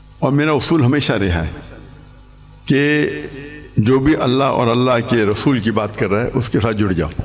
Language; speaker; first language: Urdu; non-native, local second language; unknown